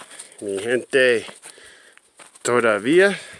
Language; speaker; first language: Spanish; non-native, learner; English